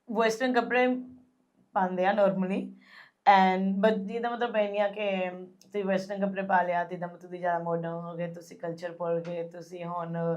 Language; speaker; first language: Punjabi; early bilingual, heritage; Punjabi